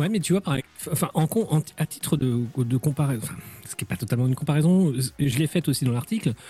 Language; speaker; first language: French; native; French